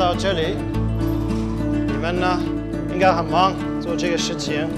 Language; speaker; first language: Chinese; non-native, learner; French